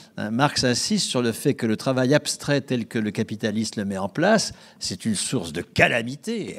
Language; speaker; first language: French; native; French